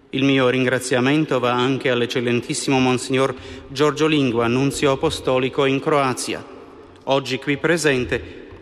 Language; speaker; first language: Italian; non-native, fluent; Slovenian